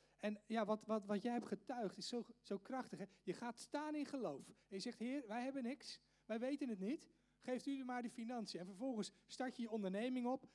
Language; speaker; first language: Dutch; native; Dutch